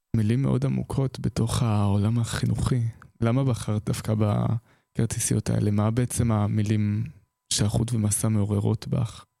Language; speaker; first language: Hebrew; native; Hebrew